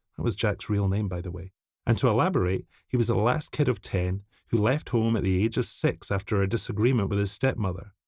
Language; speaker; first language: English; native; English